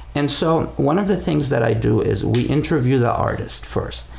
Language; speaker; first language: English; non-native, fluent; Spanish